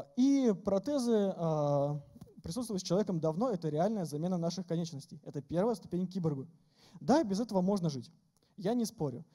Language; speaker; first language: Russian; native; Russian